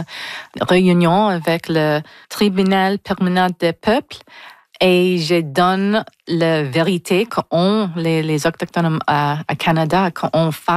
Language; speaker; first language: French; non-native, local second language; English